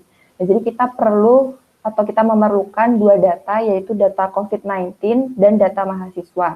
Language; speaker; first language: Indonesian; native; Indonesian